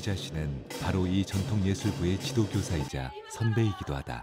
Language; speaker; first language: Korean; native; Korean